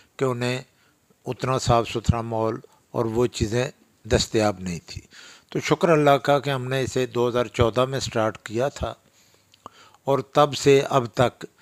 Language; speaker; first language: Urdu; non-native, local second language; Pahari-Potwari